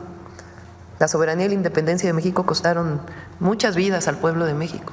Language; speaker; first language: Spanish; native; Spanish